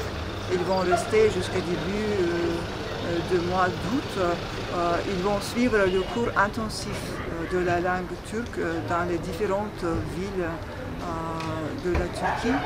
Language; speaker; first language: French; non-native, fluent; Turkish